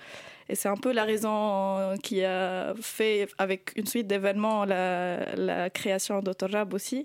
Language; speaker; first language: French; non-native, local second language; Arabic